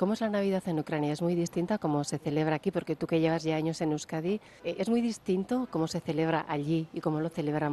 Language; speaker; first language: Spanish; native; Spanish